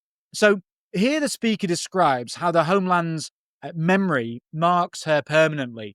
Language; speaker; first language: English; native; English